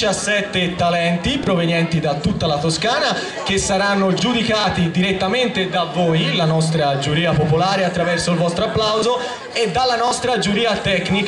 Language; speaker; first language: Italian; native; Italian